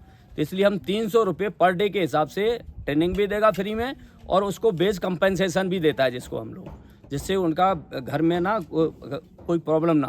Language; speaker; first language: Hindi; native; Hindi